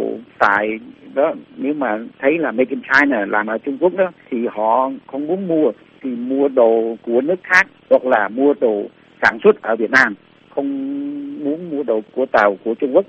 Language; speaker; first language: Vietnamese; early bilingual, heritage; Vietnamese